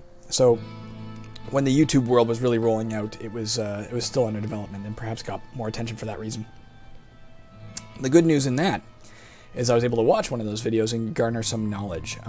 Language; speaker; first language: English; native; English